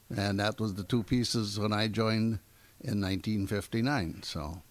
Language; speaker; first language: English; native; English